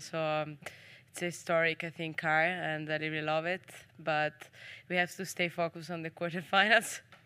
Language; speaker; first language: English; non-native, fluent; Italian